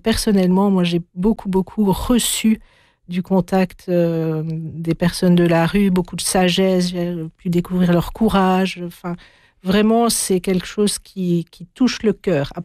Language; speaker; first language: French; native; French